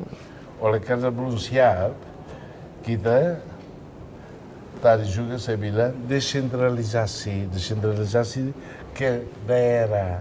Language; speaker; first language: Indonesian; non-native, fluent; Tetum